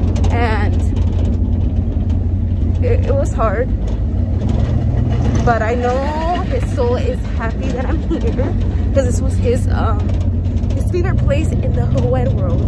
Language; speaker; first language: English; early bilingual, other home language; Spanish